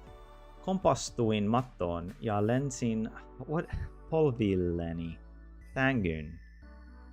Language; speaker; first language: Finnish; non-native, learner; English